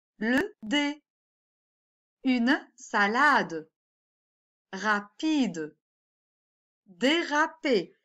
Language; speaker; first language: French; non-native, local second language; Arabic